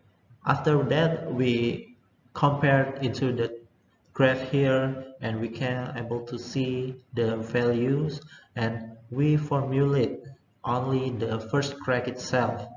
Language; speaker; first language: English; non-native, learner; Indonesian